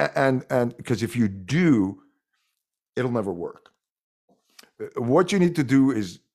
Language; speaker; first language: English; non-native, fluent; French